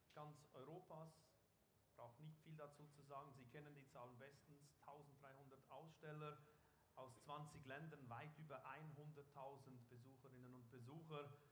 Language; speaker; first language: German; native; German